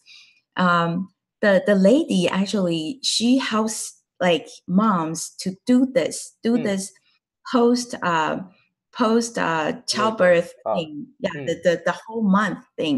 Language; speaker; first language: English; non-native, fluent; Chinese